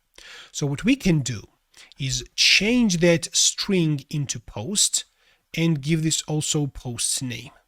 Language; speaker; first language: English; non-native, fluent; Georgian